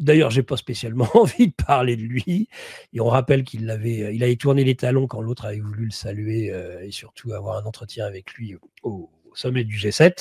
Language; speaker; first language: French; native; French